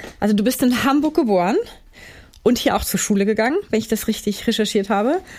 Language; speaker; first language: German; native; German